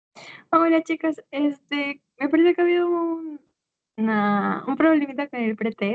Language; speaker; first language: Spanish; native; Spanish